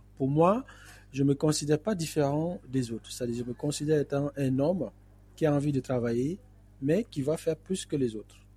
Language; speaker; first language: French; non-native, local second language; Fula